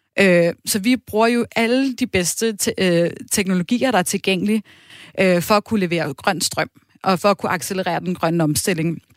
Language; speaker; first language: Danish; native; Danish